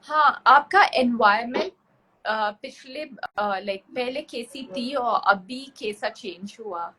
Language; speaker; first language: Hindi; non-native, local second language; Tulu